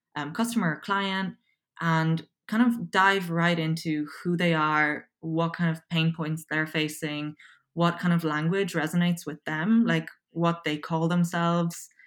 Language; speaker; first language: English; native; English